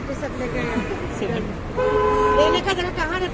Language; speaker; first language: Hindi; non-native, local second language; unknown